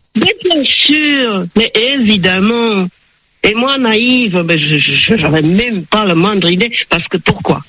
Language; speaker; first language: French; non-native, fluent; Slovak